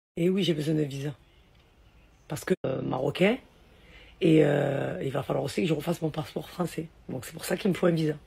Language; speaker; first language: French; early bilingual, other home language; Arabic